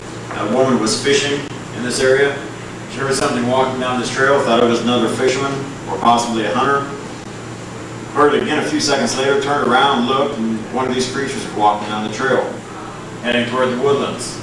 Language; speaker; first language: English; native; English